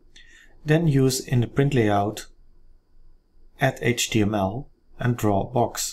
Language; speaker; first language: English; non-native, fluent; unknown